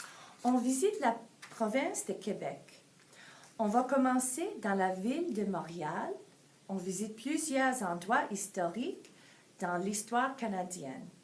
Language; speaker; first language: French; non-native, fluent; English